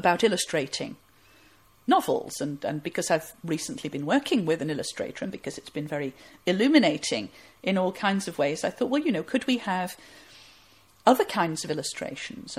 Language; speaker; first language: English; native; English